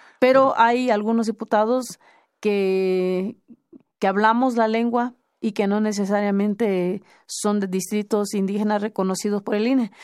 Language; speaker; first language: Spanish; non-native, local second language; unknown